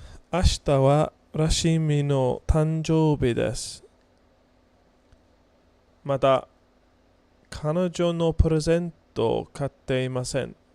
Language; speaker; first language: Japanese; non-native, learner; English